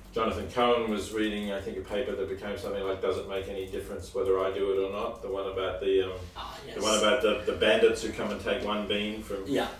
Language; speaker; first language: English; native; English